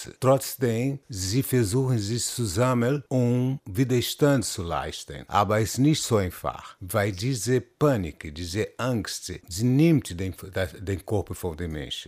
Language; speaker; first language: German; non-native, learner; Portuguese